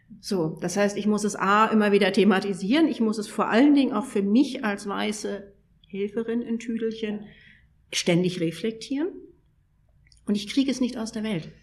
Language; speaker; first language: German; native; German